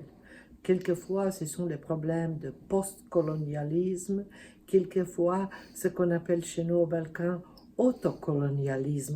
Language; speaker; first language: French; non-native, fluent; Serbian